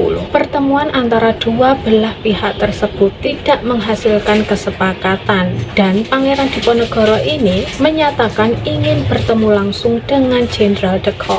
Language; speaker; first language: Indonesian; native; Indonesian